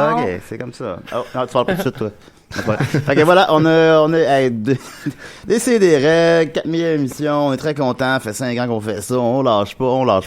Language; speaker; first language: French; native; French